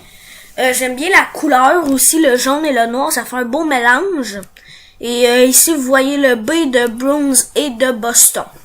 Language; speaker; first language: French; native; French